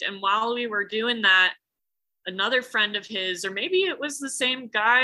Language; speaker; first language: English; native; English